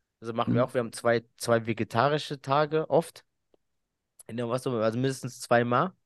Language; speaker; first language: German; early bilingual, other home language; Arabic